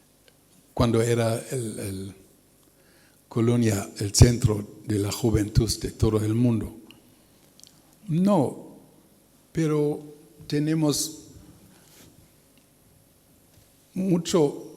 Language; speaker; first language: Spanish; non-native, learner; German